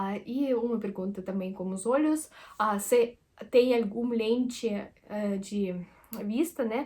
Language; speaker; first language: Portuguese; non-native, fluent; Russian